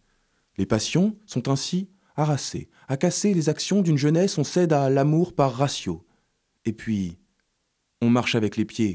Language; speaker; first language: French; native; French